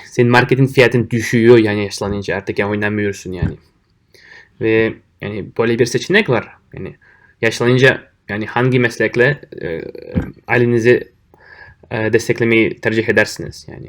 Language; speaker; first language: Turkish; non-native, fluent; Russian